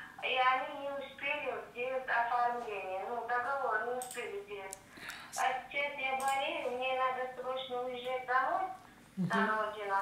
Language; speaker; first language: Russian; non-native, learner; Uzbek